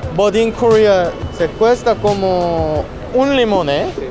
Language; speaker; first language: Spanish; non-native, learner; Korean